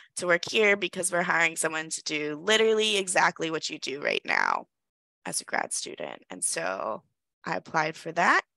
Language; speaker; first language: English; native; English